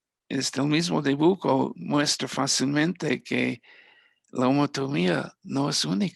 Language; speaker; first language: Spanish; non-native, fluent; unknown